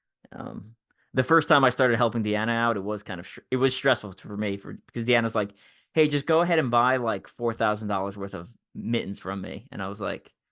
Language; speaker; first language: English; native; English